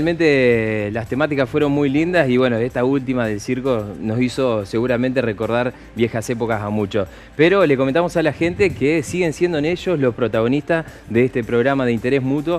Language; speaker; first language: Spanish; native; Spanish